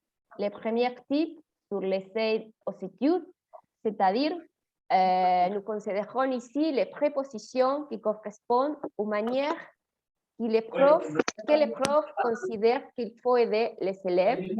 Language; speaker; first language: French; non-native, fluent; Spanish